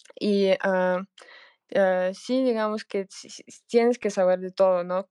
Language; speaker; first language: Spanish; non-native, fluent; Russian